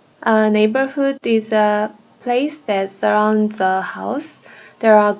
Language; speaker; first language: English; non-native, learner; Korean